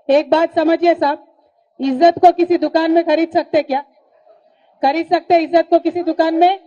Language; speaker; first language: Hindi; non-native, local second language; Telugu